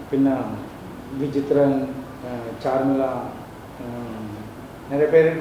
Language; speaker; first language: Tamil; non-native, learner; Malayalam